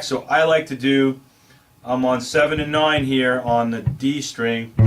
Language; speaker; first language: English; native; English